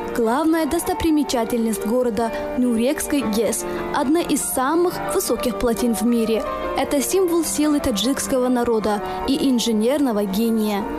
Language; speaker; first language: Russian; non-native, local second language; Tajik